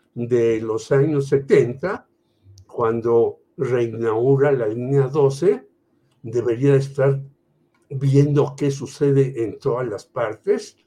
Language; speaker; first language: Spanish; native; Spanish